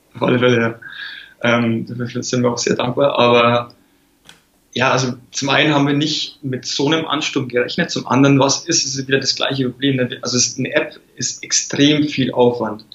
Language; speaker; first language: German; native; German